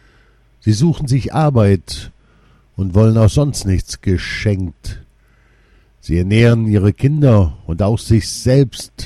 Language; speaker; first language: German; non-native, fluent; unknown